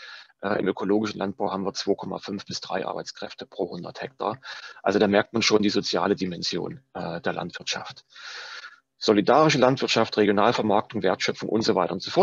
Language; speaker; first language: German; native; German